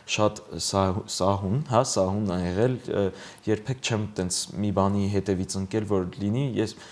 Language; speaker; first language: Armenian; early bilingual, heritage; Armenian